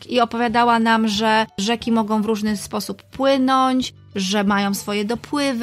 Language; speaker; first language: Polish; native; Polish